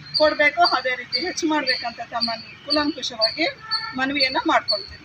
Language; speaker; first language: Kannada; native; Kannada